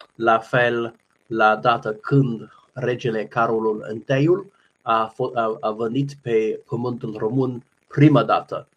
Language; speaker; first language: Romanian; non-native, learner; English